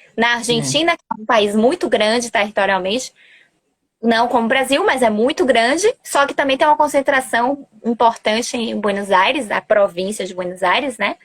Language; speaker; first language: Portuguese; early bilingual, other home language; Spanish